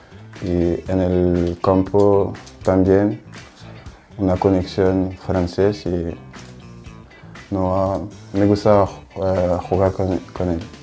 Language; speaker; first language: Spanish; non-native, learner; French